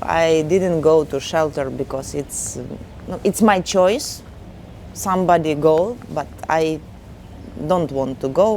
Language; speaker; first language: English; non-native, learner; Ukrainian